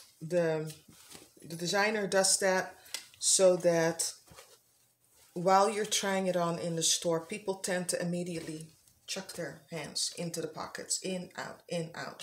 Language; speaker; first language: English; non-native, fluent; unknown